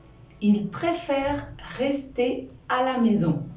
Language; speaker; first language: French; non-native, fluent; Spanish